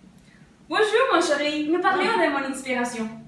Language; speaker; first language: French; non-native, learner; Spanish